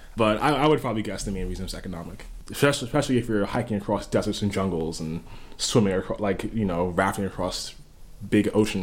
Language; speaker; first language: English; native; English